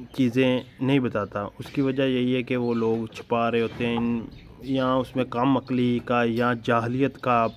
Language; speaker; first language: Urdu; non-native, local second language; Punjabi